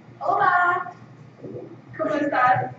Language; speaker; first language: Spanish; non-native, learner; English